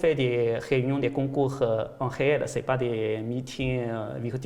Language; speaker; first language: French; non-native, fluent; Chinese